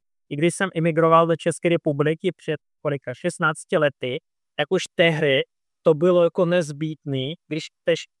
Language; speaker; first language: Czech; non-native, fluent; Russian